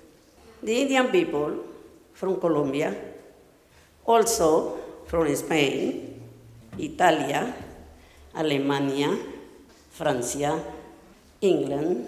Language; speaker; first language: English; non-native, learner; Spanish